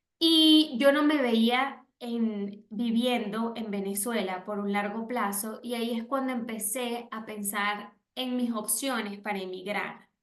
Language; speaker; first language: Spanish; native; Spanish